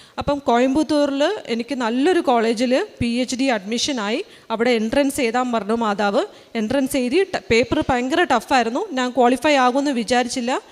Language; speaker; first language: Malayalam; early bilingual, heritage; Malayalam